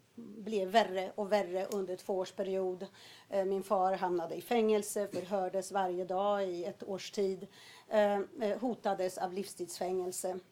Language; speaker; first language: Swedish; early bilingual, other home language; Polish